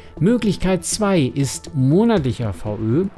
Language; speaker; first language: German; native; German